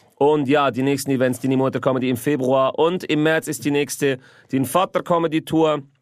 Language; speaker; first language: German; native; German